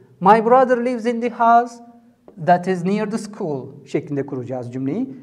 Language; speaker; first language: English; non-native, fluent; Turkish